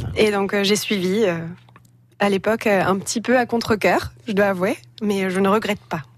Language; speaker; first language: French; native; French